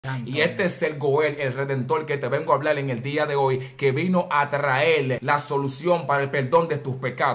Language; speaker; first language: Spanish; native; Spanish